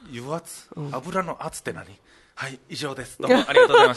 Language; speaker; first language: Japanese; native; Japanese